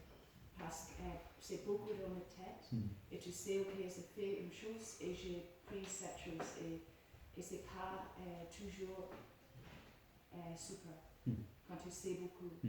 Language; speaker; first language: French; non-native, learner; English